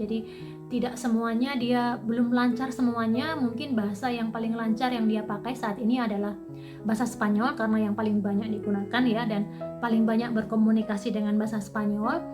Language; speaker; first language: Indonesian; native; Indonesian